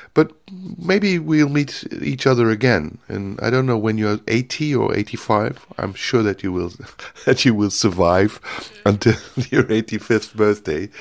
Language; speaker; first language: English; non-native, fluent; Turkish